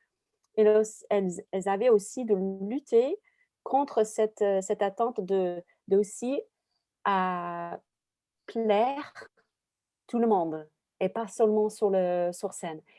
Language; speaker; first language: French; non-native, fluent; English